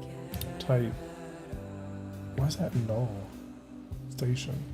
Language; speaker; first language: English; native; English